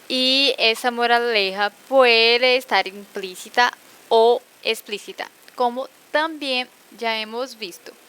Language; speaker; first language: Spanish; non-native, fluent; Portuguese